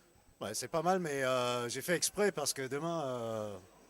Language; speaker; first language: French; non-native, learner; English